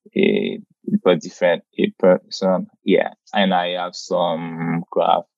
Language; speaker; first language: English; non-native, fluent; Haitian Creole